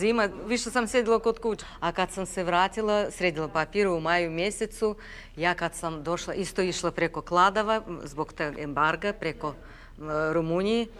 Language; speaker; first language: Serbian; non-native, fluent; Russian